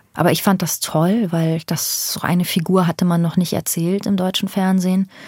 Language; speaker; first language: German; early bilingual, other home language; Persian